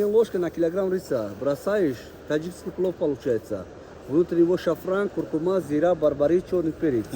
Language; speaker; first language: Russian; non-native, local second language; Tajik